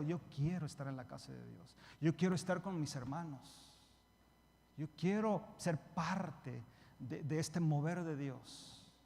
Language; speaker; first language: Spanish; early bilingual, heritage; Spanish